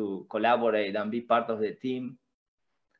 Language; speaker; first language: English; non-native, fluent; Spanish